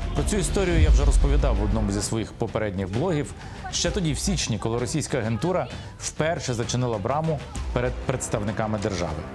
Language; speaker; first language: Ukrainian; native; Ukrainian